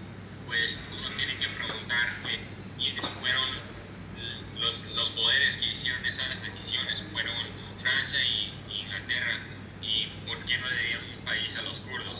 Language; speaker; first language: Spanish; non-native, fluent; English